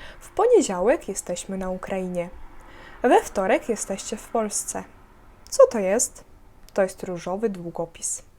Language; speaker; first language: Polish; non-native, fluent; Ukrainian